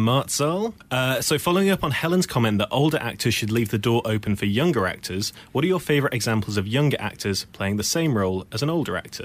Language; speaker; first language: English; native; English